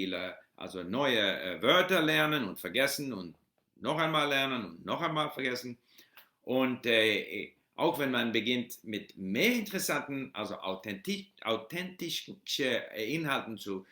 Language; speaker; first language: German; non-native, learner; English